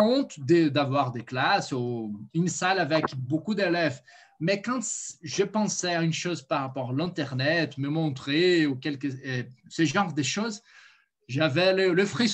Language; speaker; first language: French; non-native, fluent; Portuguese